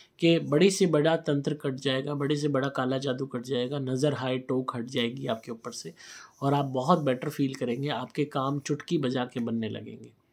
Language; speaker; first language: Hindi; native; Hindi